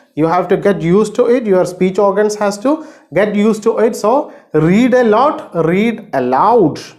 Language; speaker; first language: English; non-native, local second language; Malayalam